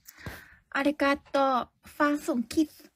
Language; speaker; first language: Japanese; non-native, learner; Chinese